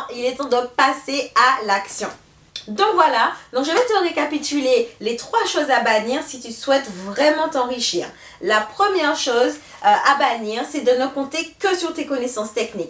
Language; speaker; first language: French; native; French